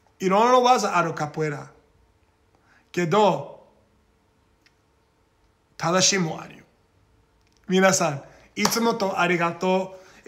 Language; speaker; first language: Japanese; non-native, learner; Portuguese